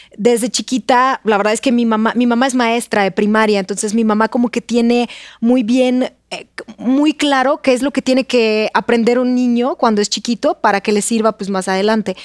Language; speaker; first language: Spanish; non-native, fluent; Russian